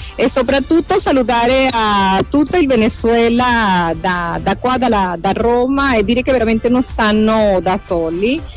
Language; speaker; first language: Italian; non-native, fluent; Spanish